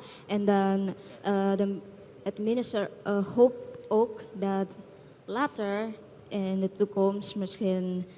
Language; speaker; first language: Dutch; non-native, learner; Indonesian